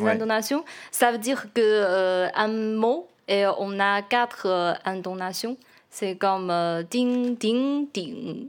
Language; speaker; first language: French; non-native, learner; Chinese